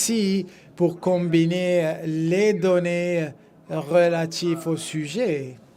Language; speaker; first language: French; non-native, fluent; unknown